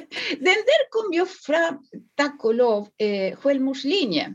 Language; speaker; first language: Swedish; non-native, fluent; Spanish